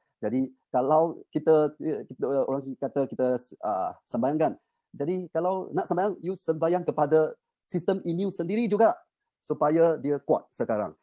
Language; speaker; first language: Malay; non-native, local second language; Chinese